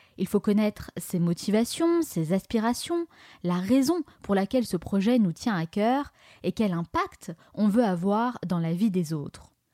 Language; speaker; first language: French; native; French